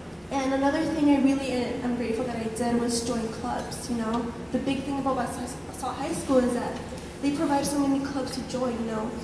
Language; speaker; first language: English; early bilingual, other home language; Spanish